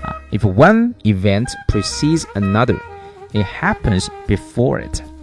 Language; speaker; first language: English; non-native, fluent; Chinese